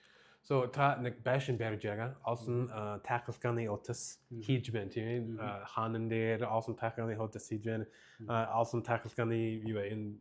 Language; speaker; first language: Mongolian; non-native, learner; English